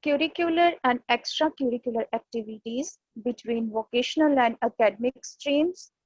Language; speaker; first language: English; non-native, local second language; Punjabi